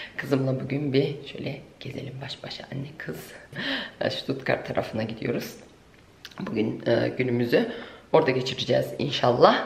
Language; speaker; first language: Turkish; early bilingual, heritage; Turkish